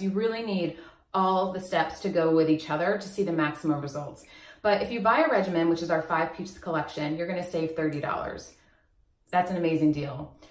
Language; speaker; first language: English; native; English